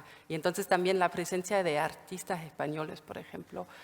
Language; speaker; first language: Spanish; non-native, fluent; German